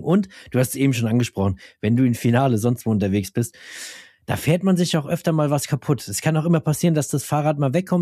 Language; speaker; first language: German; native; German